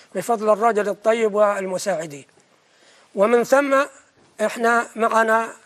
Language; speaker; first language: Arabic; native; Arabic